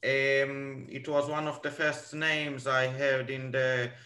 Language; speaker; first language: English; non-native, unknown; Hebrew